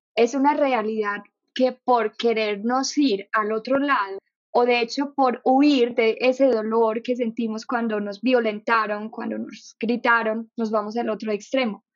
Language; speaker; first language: Spanish; non-native, fluent; German